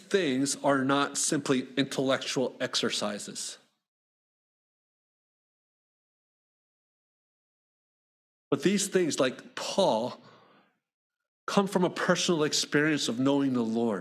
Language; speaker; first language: English; native; English